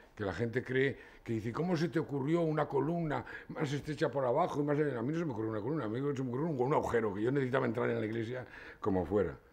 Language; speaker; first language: Spanish; native; Spanish